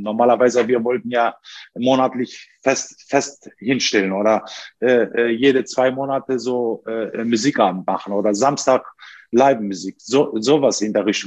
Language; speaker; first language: German; non-native, fluent; Turkish